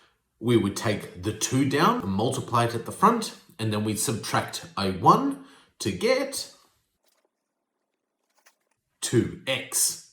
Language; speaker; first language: English; native; English